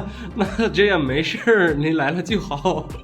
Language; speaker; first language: Chinese; non-native, learner; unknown